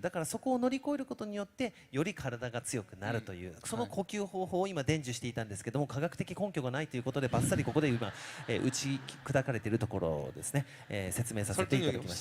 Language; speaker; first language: Japanese; native; Japanese